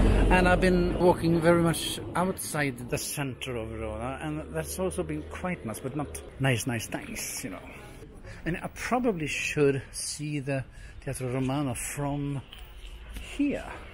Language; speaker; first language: English; non-native, fluent; Swedish